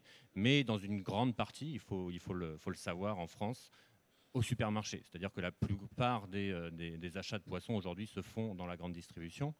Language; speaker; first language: French; native; French